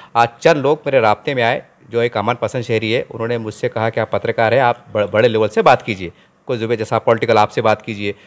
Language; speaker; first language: Hindi; non-native, local second language; Urdu